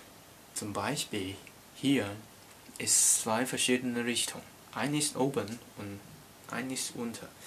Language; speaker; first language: German; non-native, learner; Cantonese